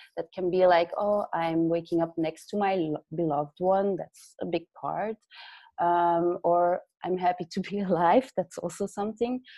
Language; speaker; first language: English; non-native, fluent; Dutch